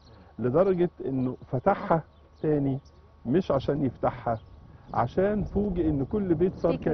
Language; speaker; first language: Arabic; native; Arabic